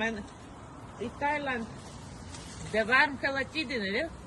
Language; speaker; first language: Swedish; non-native, learner; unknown